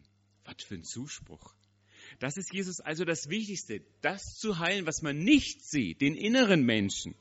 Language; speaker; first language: German; native; German